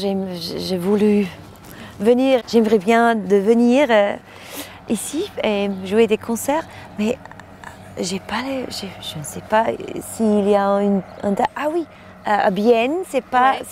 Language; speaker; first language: French; non-native, learner; German